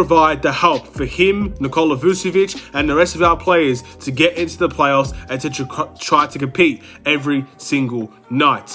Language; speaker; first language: English; native; English